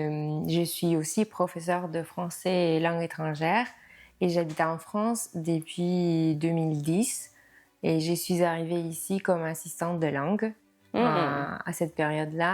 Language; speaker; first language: French; non-native, fluent; Spanish